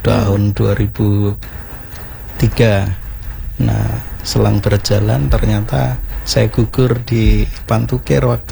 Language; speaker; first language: Indonesian; non-native, local second language; Javanese